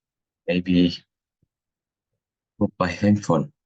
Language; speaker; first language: English; non-native, learner; Indonesian